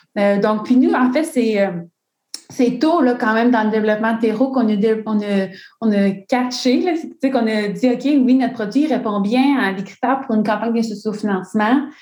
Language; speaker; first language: French; native; French